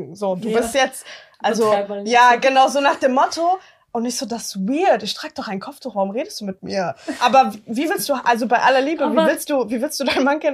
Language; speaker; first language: German; early bilingual, other home language; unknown